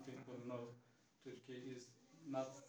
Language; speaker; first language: English; non-native, learner; Turkish